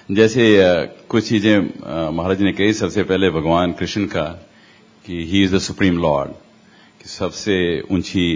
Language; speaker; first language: Hindi; non-native, local second language; Punjabi